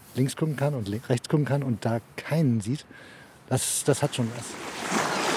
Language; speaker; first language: German; early bilingual, heritage; German